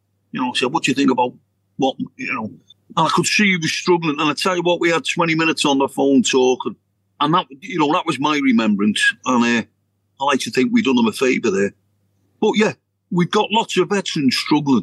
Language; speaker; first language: English; native; English